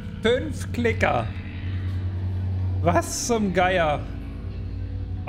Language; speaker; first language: German; native; German